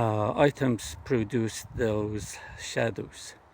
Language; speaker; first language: English; non-native, fluent; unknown